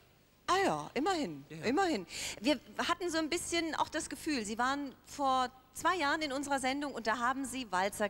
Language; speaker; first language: German; native; German